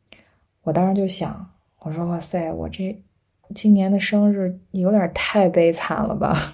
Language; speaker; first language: Chinese; native; Chinese